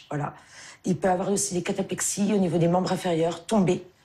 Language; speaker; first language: French; native; French